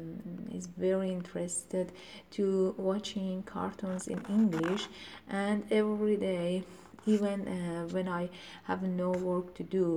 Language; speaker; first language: English; non-native, learner; Persian